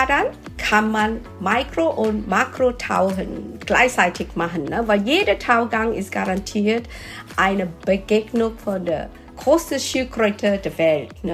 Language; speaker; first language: German; non-native, fluent; Malay